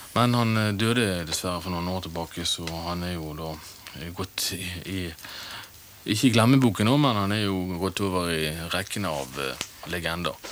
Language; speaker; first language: Norwegian; native; Norwegian